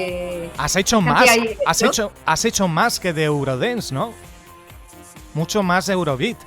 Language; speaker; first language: Spanish; native; Spanish